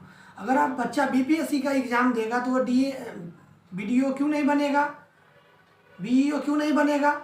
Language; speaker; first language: Hindi; native; Hindi